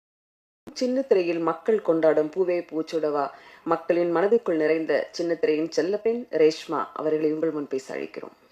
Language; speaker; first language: Tamil; native; Tamil